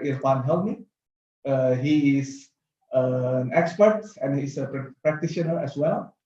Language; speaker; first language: English; non-native, fluent; Indonesian